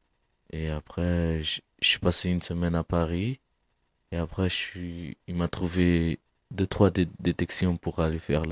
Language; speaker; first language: French; non-native, fluent; Kabuverdianu